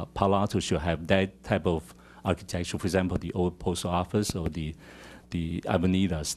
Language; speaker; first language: English; non-native, fluent; Chinese